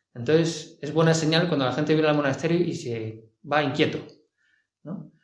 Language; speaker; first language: Spanish; native; Spanish